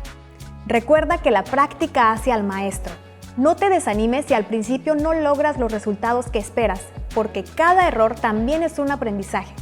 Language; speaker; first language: Spanish; native; Spanish